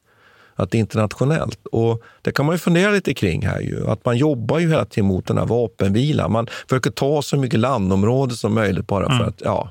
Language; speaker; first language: Swedish; native; Swedish